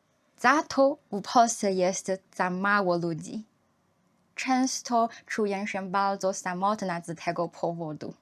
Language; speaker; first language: Polish; non-native, learner; Chinese